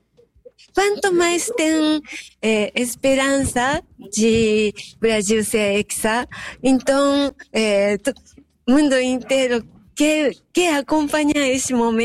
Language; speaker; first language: Portuguese; non-native, fluent; Japanese